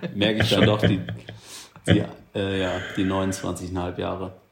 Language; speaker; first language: German; native; German